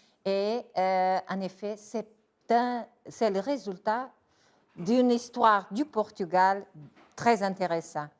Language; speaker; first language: French; non-native, fluent; Portuguese